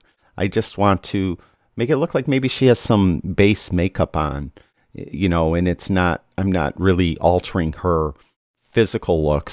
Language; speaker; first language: English; native; English